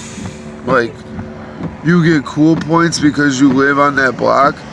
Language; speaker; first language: English; native; English